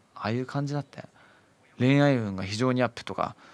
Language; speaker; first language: Japanese; native; Japanese